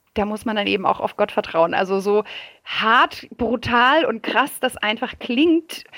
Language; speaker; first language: German; early bilingual, other home language; French